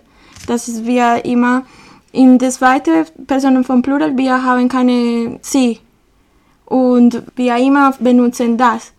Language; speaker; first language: German; non-native, learner; Spanish